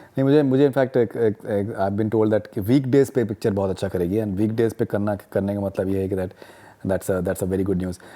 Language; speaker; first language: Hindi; native; Hindi